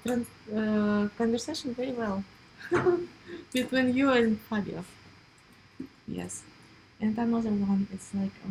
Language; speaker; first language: English; non-native, learner; Russian